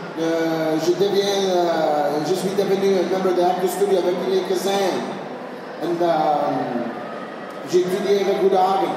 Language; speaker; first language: French; non-native, learner; English